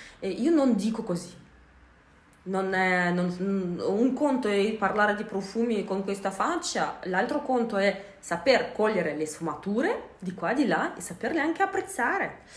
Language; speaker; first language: Italian; non-native, fluent; Russian